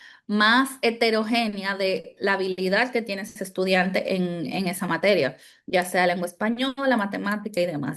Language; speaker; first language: Spanish; native; Spanish